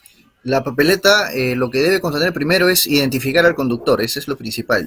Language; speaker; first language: Spanish; native; Spanish